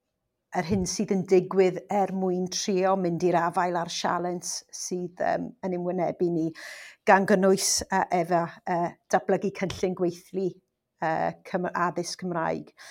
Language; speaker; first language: Welsh; non-native, local second language; English